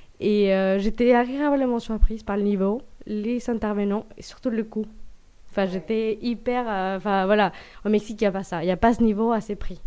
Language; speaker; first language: French; non-native, fluent; Spanish